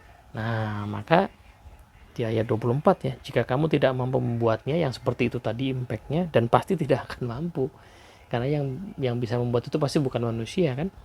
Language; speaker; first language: Indonesian; native; Indonesian